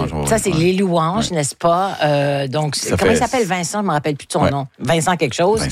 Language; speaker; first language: French; native; French